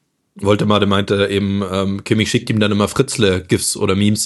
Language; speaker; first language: German; native; German